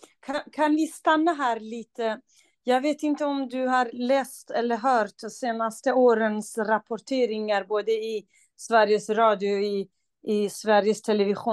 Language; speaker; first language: Swedish; non-native, fluent; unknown